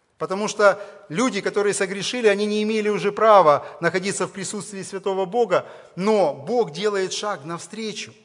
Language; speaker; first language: Russian; native; Russian